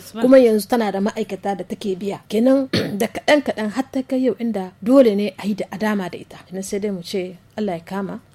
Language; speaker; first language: Hausa; native; Hausa